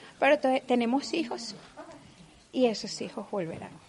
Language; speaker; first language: Spanish; native; Spanish